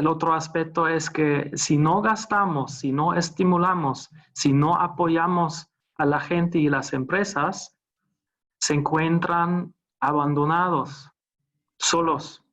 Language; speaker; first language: Spanish; non-native, fluent; German